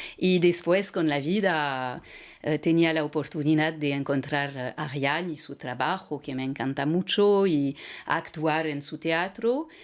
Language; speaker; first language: Spanish; non-native, fluent; French